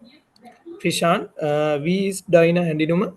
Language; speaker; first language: German; non-native, learner; Sinhala